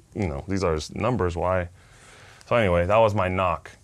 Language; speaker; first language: English; non-native, fluent; Spanish